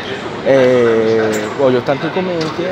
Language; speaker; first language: Italian; non-native, fluent; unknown